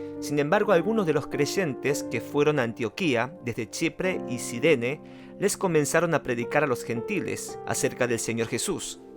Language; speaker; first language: Spanish; non-native, fluent; Korean